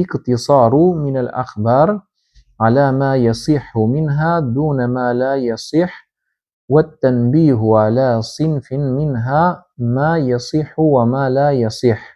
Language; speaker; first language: Arabic; non-native, fluent; Albanian